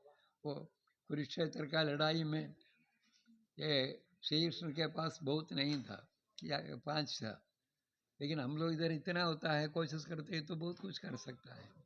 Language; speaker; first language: Hindi; non-native, local second language; Malayalam